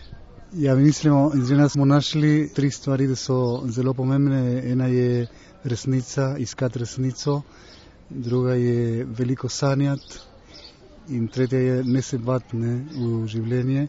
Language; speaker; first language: Slovenian; early bilingual, heritage; Slovenian